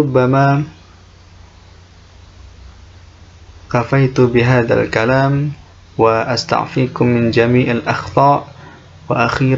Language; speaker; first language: Arabic; non-native, fluent; Indonesian